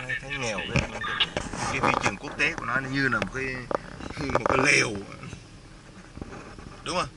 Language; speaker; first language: Vietnamese; native; Vietnamese